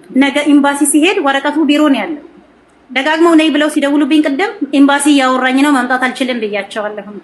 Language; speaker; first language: Amharic; native; Amharic